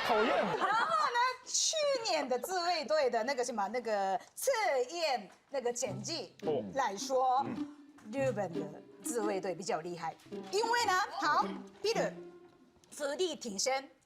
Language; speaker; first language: Chinese; non-native, fluent; Japanese